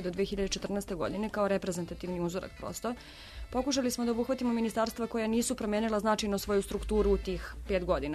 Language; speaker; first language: Serbian; native; Serbian